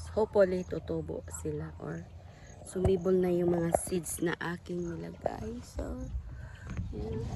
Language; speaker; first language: Filipino; native; Filipino